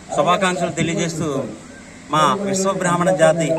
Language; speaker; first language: Telugu; native; Telugu